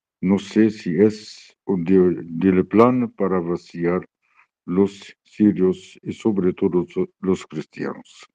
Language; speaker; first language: Spanish; non-native, learner; Arabic